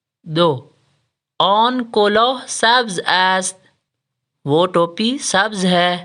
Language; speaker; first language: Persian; non-native, fluent; Urdu